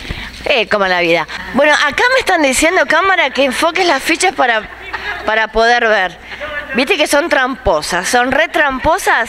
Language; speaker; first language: Spanish; native; Spanish